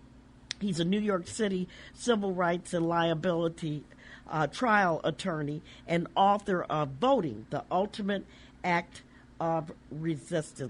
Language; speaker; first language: English; native; English